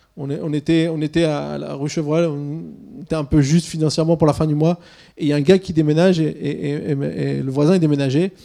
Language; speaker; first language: French; early bilingual, other home language; Swiss German